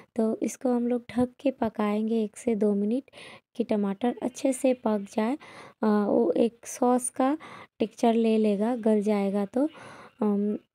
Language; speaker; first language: Hindi; non-native, local second language; Bangla